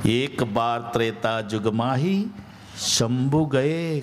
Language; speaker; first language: Hindi; non-native, local second language; Marathi